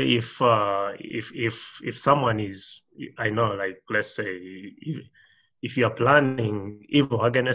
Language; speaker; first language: English; non-native, local second language; Ganda